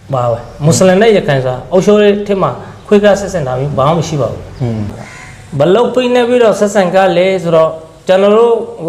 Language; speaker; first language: Burmese; non-native, local second language; Rohingya